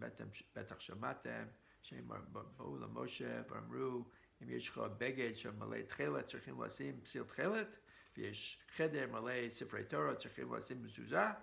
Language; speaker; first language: Hebrew; non-native, fluent; English